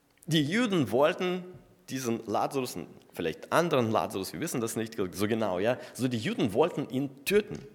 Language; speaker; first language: German; non-native, fluent; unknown